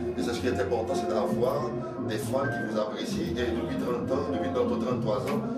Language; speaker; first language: French; native; French